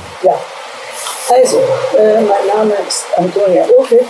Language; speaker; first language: German; non-native, fluent; Hungarian